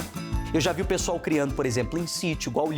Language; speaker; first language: Portuguese; native; Portuguese